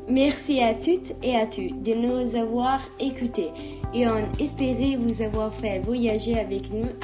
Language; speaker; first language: French; non-native, learner; Italian